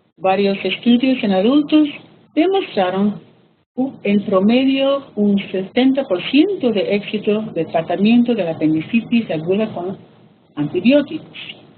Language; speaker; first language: Spanish; early bilingual, heritage; Spanish